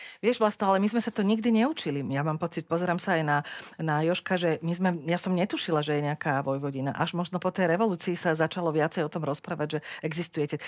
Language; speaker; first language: Slovak; native; Slovak